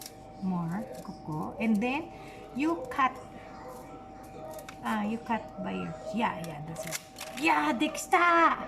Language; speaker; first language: English; non-native, learner; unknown